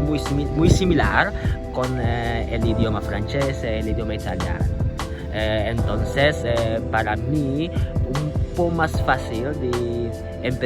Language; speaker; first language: Spanish; non-native, learner; Indonesian